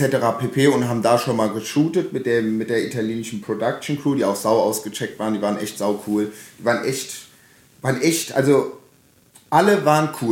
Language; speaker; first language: German; native; German